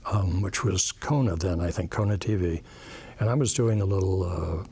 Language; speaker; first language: English; native; English